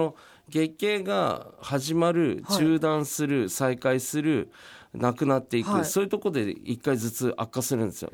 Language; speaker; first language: Japanese; native; Japanese